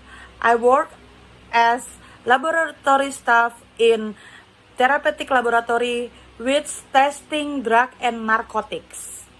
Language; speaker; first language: English; non-native, learner; Indonesian